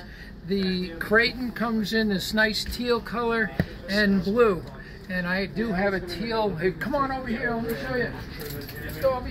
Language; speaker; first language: English; native; English